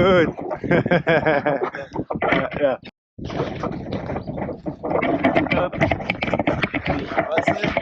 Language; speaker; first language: English; non-native, learner; French